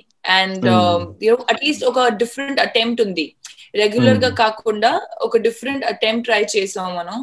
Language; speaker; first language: Telugu; non-native, fluent; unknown